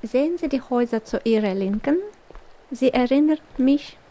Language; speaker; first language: German; non-native, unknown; Russian